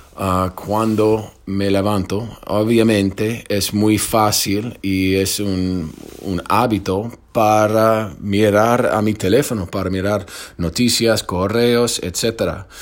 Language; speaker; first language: Spanish; non-native, fluent; English